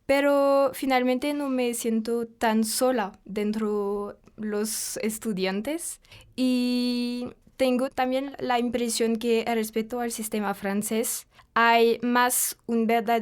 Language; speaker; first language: Spanish; non-native, fluent; French